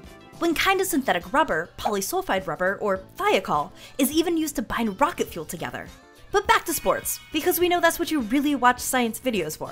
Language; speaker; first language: English; native; English